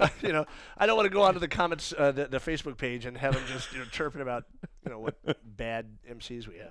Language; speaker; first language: English; native; English